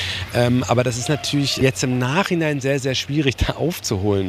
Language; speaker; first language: German; native; German